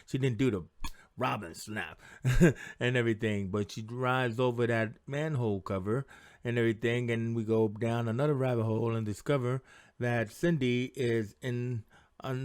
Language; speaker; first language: English; native; English